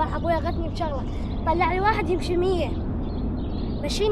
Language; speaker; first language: Arabic; native; Arabic